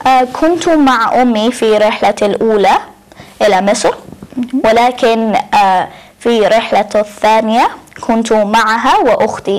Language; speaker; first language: Arabic; non-native, learner; English